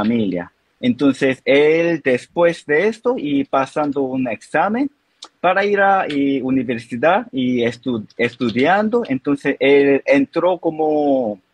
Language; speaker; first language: Spanish; non-native, learner; Korean